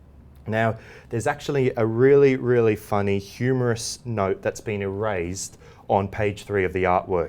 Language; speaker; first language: English; native; English